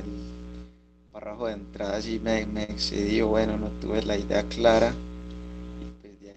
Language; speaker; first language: Spanish; native; Spanish